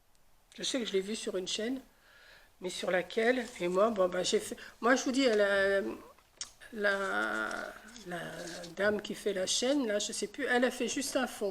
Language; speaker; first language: French; native; French